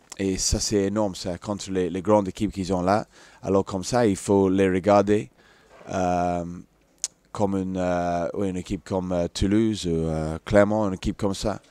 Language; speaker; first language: French; non-native, fluent; English